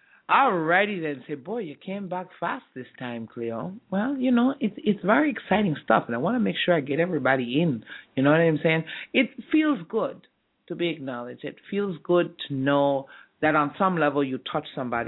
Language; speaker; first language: English; native; English